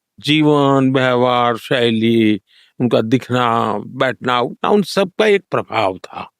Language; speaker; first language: Hindi; non-native, local second language; Gujarati